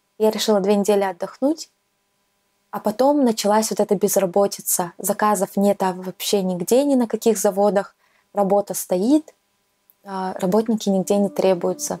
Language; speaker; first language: Russian; native; Russian